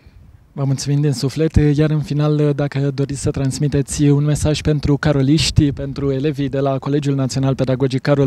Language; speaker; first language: Romanian; native; Romanian